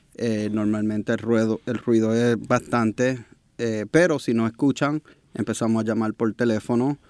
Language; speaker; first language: Spanish; early bilingual, heritage; Spanish